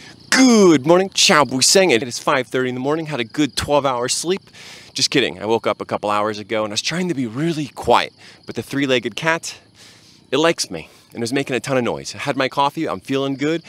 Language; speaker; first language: English; native; English